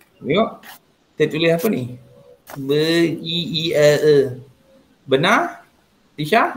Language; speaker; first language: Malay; non-native, local second language; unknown